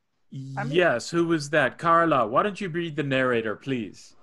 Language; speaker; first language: English; native; English